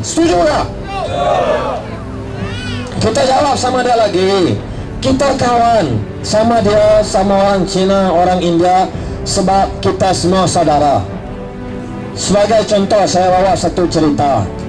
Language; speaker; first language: Malay; native; Malay